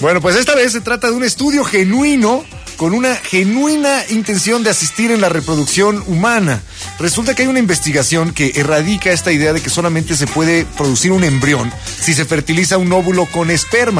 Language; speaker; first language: Spanish; native; Spanish